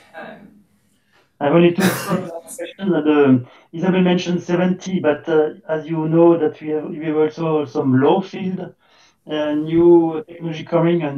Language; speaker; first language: English; non-native, fluent; French